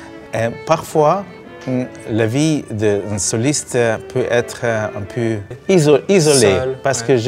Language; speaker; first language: French; non-native, learner; Russian